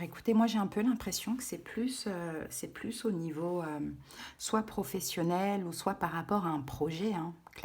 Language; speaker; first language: French; native; French